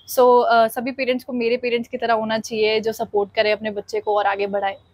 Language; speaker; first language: Hindi; native; Hindi